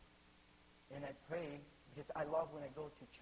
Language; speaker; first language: English; non-native, fluent; Portuguese